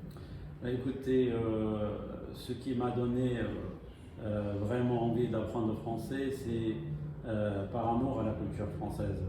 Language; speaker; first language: French; non-native, fluent; Arabic